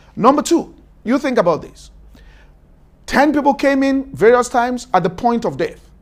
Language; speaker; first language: English; non-native, local second language; Yoruba